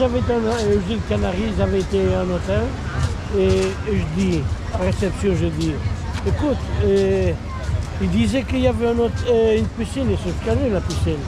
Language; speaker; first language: French; non-native, fluent; Spanish